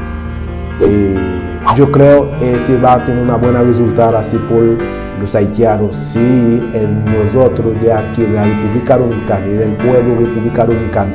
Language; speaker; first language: Spanish; non-native, learner; Haitian Creole